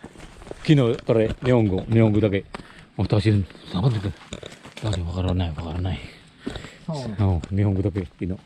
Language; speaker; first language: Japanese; non-native, learner; Filipino